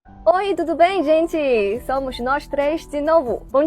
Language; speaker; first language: Portuguese; non-native, fluent; Chinese